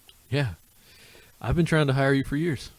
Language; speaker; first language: English; native; English